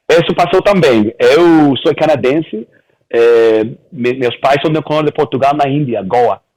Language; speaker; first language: Portuguese; early bilingual, heritage; Portuguese